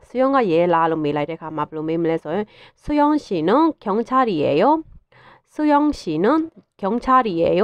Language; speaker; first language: Korean; non-native, fluent; Burmese